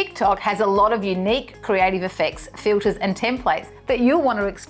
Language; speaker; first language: English; native; English